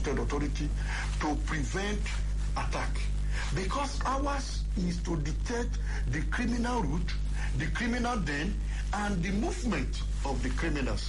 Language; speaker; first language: English; non-native, local second language; Yoruba